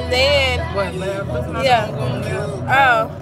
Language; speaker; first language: English; native; English